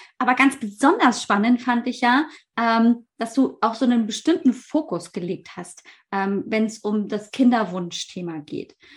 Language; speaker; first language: German; native; German